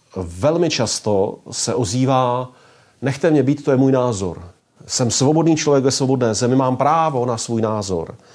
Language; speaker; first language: Czech; native; Czech